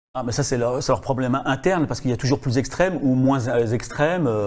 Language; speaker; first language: French; native; French